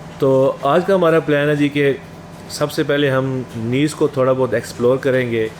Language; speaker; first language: Urdu; native; Urdu